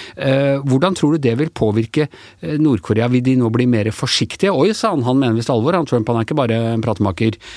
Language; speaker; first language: Norwegian; native; Norwegian